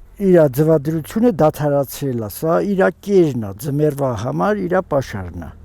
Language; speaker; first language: Armenian; native; Armenian